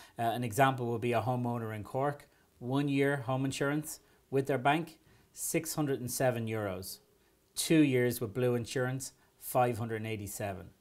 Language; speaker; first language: English; native; English